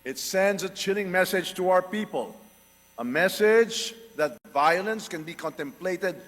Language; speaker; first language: English; non-native, local second language; Filipino